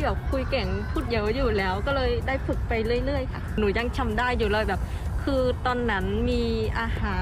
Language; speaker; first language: Thai; non-native, fluent; Vietnamese